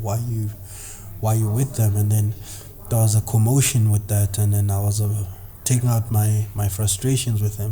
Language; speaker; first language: English; non-native, local second language; Zulu